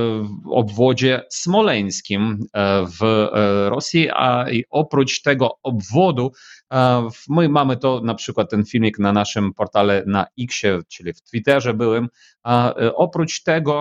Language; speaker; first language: Polish; non-native, fluent; Ukrainian